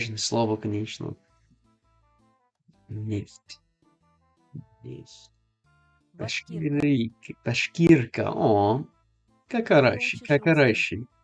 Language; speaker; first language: Russian; non-native, learner; English